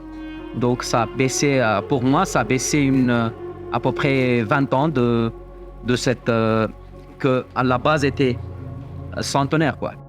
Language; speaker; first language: French; non-native, fluent; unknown